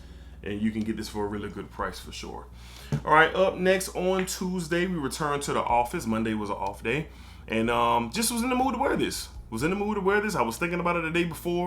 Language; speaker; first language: English; native; English